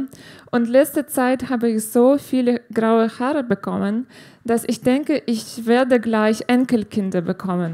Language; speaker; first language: German; non-native, fluent; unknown